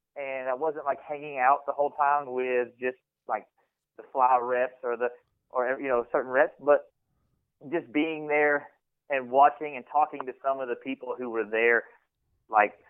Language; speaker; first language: English; native; English